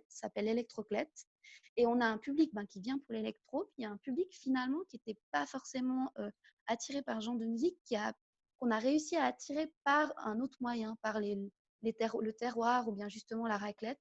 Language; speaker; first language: French; native; French